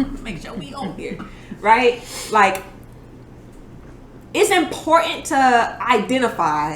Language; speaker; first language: English; native; English